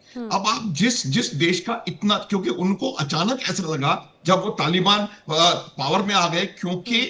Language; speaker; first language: Hindi; native; Hindi